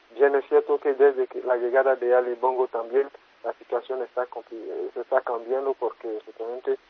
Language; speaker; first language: Spanish; non-native, fluent; French